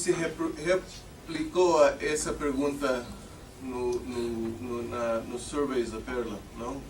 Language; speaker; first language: Portuguese; non-native, fluent; English